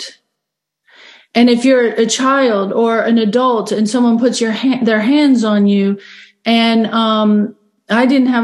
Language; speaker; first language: English; native; English